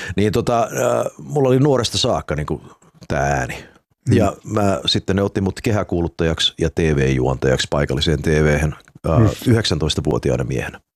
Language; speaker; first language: Finnish; early bilingual, heritage; Finnish